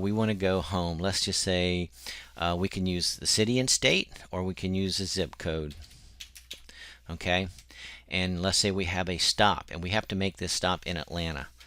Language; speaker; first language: English; native; English